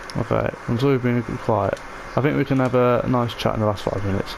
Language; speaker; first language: English; native; English